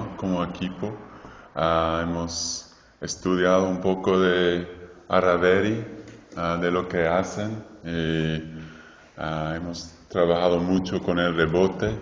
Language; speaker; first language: Spanish; non-native, fluent; English